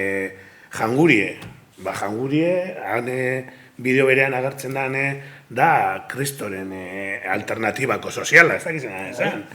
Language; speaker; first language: Basque; native; Basque